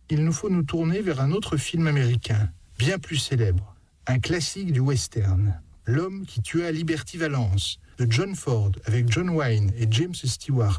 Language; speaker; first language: French; native; French